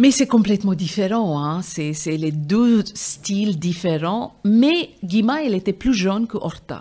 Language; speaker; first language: French; non-native, fluent; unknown